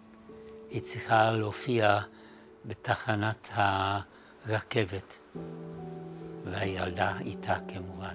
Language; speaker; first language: Hebrew; non-native, fluent; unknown